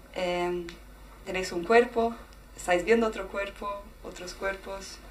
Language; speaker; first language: Spanish; non-native, fluent; Portuguese